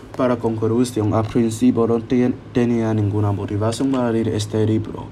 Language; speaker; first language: Spanish; non-native, learner; Chinese